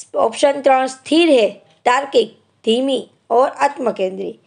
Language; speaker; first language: Hindi; non-native, local second language; Gujarati